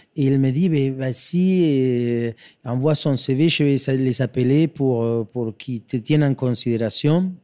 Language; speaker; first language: French; non-native, fluent; Spanish